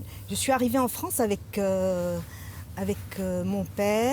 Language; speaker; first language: French; non-native, local second language; Arabic